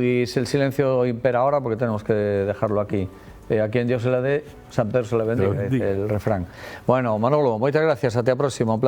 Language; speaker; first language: Spanish; native; Spanish